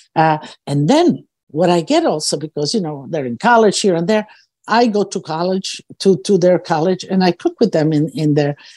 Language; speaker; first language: English; early bilingual, other home language; Croatian